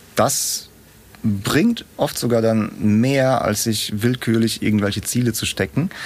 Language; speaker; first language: German; early bilingual, other home language; Russian